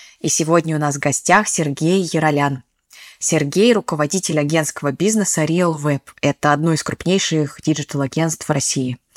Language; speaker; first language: Russian; native; Russian